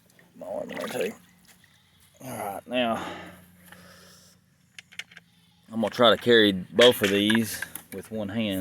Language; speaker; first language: English; native; English